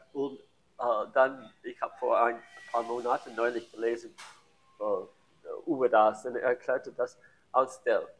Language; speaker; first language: German; non-native, learner; English